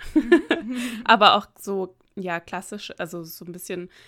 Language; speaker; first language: German; native; German